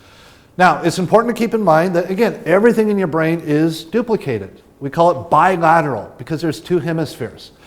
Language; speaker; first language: English; native; English